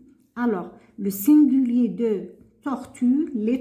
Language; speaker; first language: French; non-native, local second language; Arabic